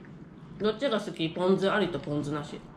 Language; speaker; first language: Japanese; native; Japanese